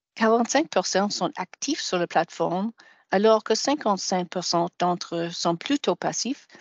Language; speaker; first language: French; non-native, fluent; English